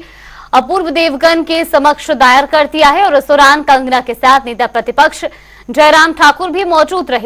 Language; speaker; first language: Hindi; native; Hindi